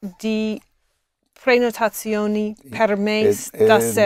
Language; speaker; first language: Italian; non-native, learner; English